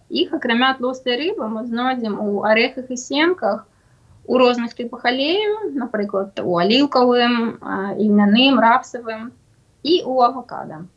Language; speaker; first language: Belarusian; non-native, local second language; Russian